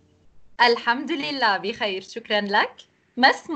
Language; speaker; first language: Arabic; native; Arabic